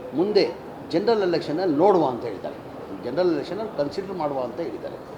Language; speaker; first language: Kannada; non-native, local second language; Urdu